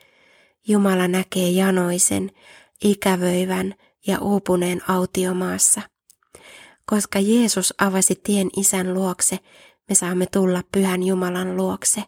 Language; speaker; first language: Finnish; native; Finnish